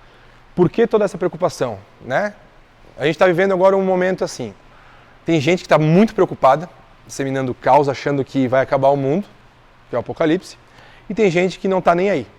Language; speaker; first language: Portuguese; native; Portuguese